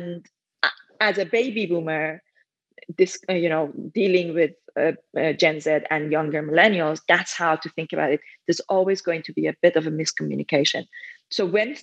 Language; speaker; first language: English; non-native, fluent; Persian